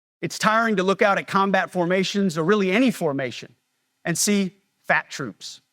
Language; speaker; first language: English; native; English